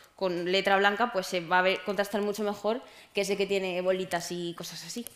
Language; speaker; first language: Spanish; native; Spanish